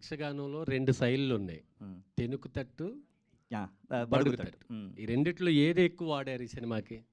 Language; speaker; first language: Telugu; native; Telugu